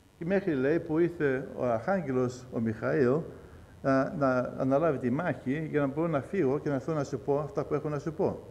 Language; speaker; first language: Greek; early bilingual, heritage; Greek